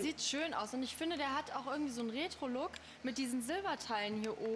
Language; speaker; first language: German; native; German